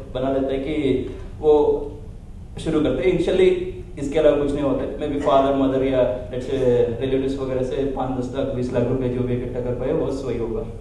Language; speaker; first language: Hindi; non-native, local second language; Telugu